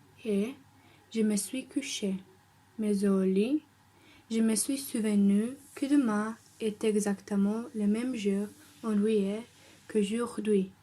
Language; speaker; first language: French; non-native, learner; Slovenian